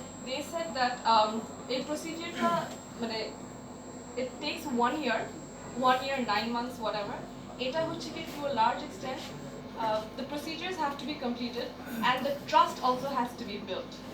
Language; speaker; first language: English; non-native, local second language; Bangla